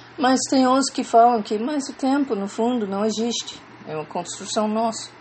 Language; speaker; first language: Portuguese; non-native, fluent; English